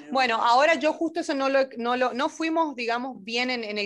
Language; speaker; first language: Spanish; native; Spanish